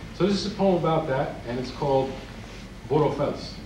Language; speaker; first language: English; native; English